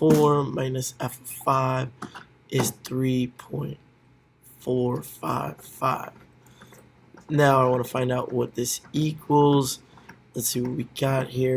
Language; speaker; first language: English; native; English